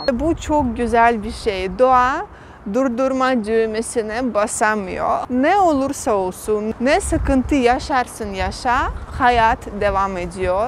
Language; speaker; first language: Turkish; non-native, fluent; Russian